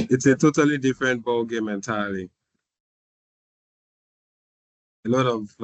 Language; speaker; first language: English; non-native, local second language; Yoruba